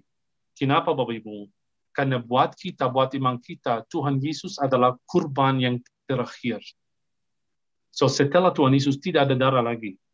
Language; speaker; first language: Indonesian; non-native, fluent; Arabic